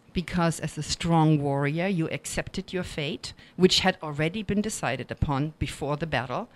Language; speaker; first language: English; non-native, fluent; German